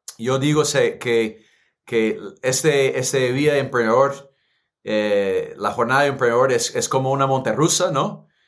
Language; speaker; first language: Spanish; non-native, fluent; English